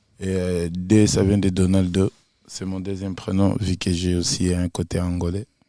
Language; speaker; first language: French; non-native, local second language; Lingala